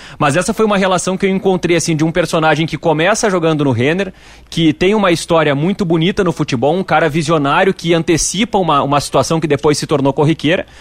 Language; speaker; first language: Portuguese; native; Portuguese